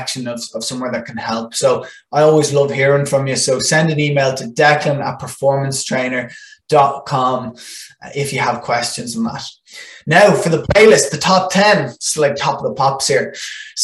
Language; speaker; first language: English; non-native, local second language; Irish